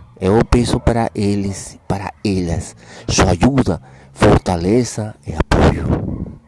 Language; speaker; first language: Portuguese; non-native, learner; Spanish